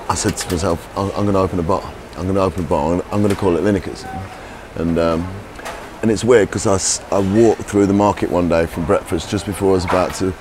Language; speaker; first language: English; native; English